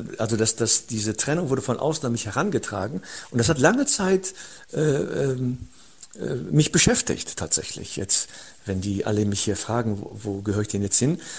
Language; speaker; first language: German; early bilingual, other home language; Turkish